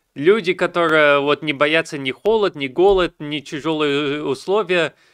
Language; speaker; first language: Russian; early bilingual, heritage; Russian